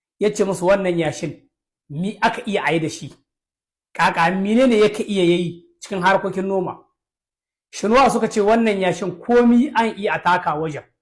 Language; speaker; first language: Hausa; native; Hausa